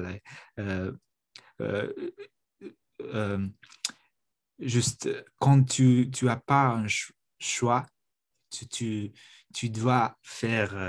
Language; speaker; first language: French; non-native, fluent; Mongolian